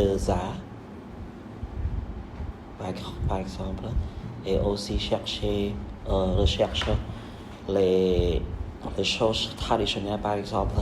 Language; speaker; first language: French; non-native, learner; Khmer